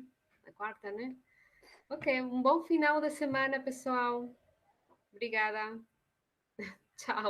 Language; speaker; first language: Portuguese; non-native, fluent; Spanish